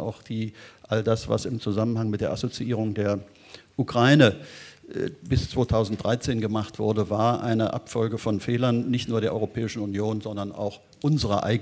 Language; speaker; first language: German; native; German